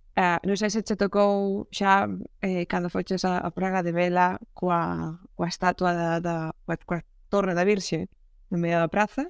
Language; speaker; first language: Galician; native; Galician